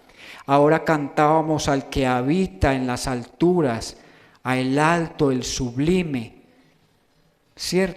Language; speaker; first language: Spanish; native; Spanish